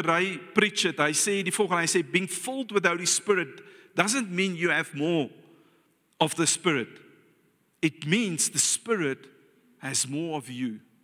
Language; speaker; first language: English; non-native, local second language; Afrikaans